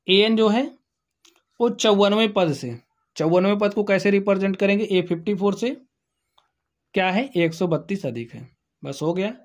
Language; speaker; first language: Hindi; native; Hindi